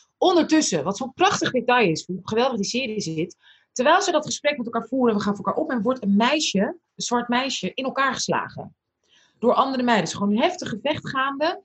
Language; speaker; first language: Dutch; early bilingual, other home language; Arabic